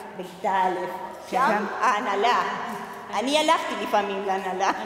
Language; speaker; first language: Hebrew; non-native, fluent; Spanish